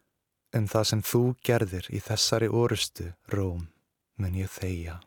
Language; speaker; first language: Icelandic; native; Icelandic